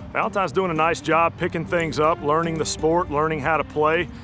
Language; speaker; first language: English; native; English